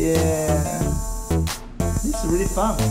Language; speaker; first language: English; non-native, learner; Chinese